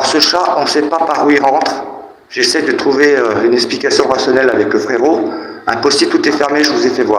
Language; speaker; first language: French; native; French